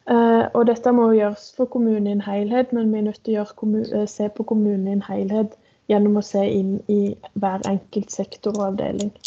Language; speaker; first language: Norwegian; native; Norwegian